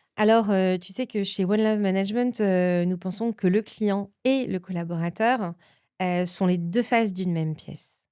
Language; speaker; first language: French; native; French